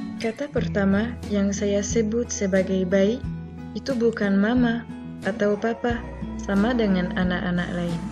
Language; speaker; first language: Indonesian; non-native, fluent; French